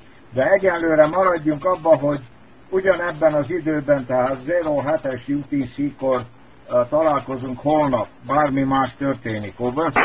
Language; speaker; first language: Hungarian; native; Hungarian